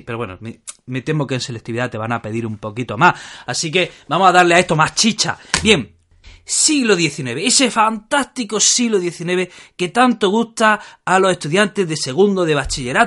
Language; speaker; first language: Spanish; native; Spanish